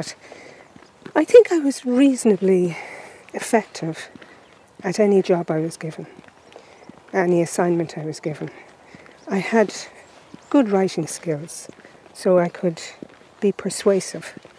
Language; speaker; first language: English; native; English